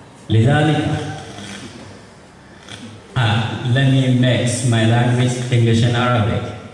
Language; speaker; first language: English; non-native, fluent; Indonesian